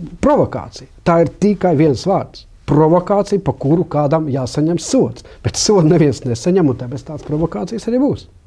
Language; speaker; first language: Latvian; non-native, local second language; Russian